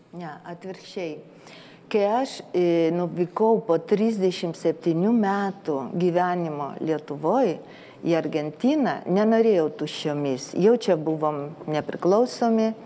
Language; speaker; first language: Lithuanian; early bilingual, heritage; Lithuanian